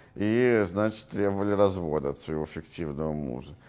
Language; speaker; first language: Russian; native; Russian